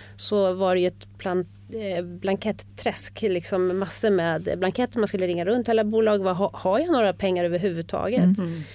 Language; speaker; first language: Swedish; native; Swedish